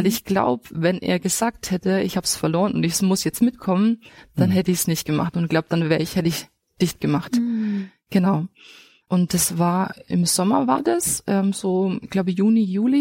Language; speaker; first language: German; native; German